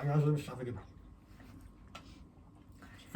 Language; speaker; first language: Arabic; native; Arabic